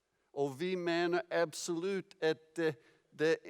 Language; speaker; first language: Norwegian; non-native, fluent; English